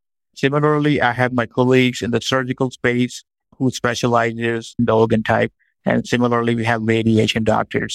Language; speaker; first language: English; non-native, local second language; Urdu